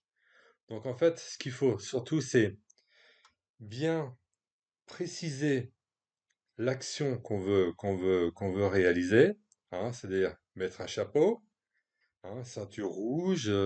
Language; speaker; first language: French; native; French